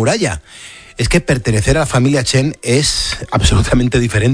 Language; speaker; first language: Spanish; native; Spanish